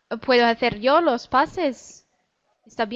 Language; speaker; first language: Spanish; non-native, learner; Italian